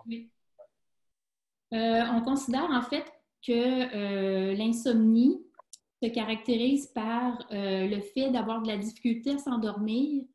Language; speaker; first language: French; native; French